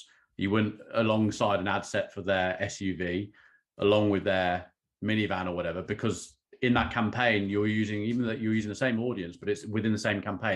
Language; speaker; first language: English; native; English